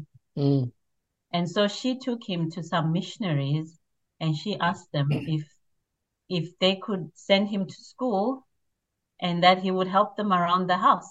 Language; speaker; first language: English; non-native, local second language; Shona